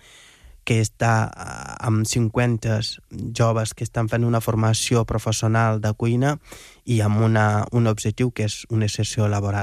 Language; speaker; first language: Catalan; non-native, fluent; Wolof